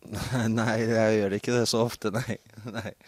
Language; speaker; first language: Norwegian; non-native, fluent; English